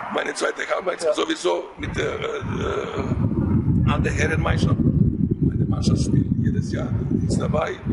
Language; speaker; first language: German; non-native, fluent; Croatian